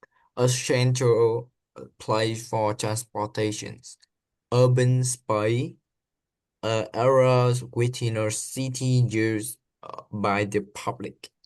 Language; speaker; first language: English; non-native, learner; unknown